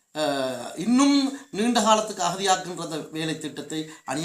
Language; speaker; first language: Tamil; native; Tamil